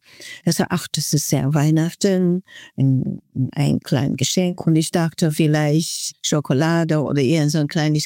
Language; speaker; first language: German; non-native, fluent; Chinese